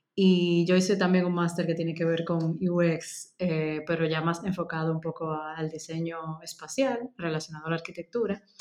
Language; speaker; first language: Spanish; native; Spanish